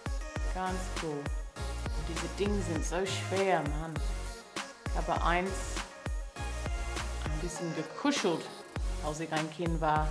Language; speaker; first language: German; non-native, learner; English